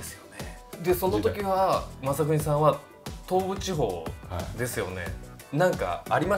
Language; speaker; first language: Japanese; native; Japanese